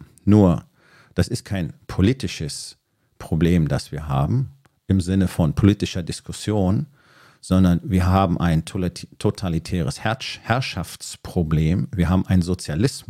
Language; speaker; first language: German; native; German